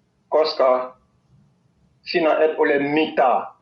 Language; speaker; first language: Finnish; non-native, learner; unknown